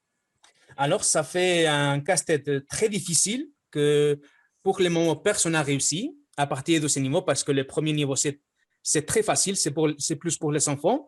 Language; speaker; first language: French; non-native, fluent; Spanish